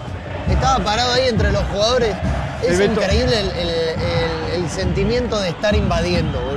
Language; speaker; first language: Spanish; native; Spanish